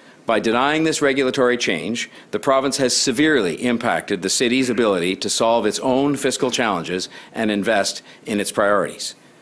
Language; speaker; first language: English; native; English